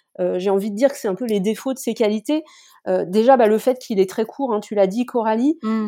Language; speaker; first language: French; native; French